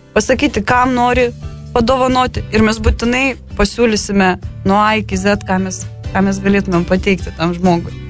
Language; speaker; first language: Lithuanian; native; Lithuanian